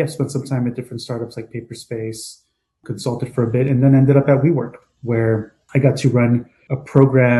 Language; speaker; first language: English; native; English